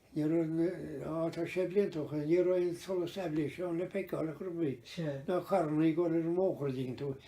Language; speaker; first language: Irish; native; Irish